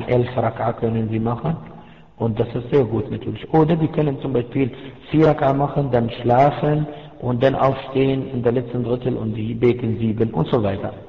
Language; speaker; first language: German; non-native, fluent; Arabic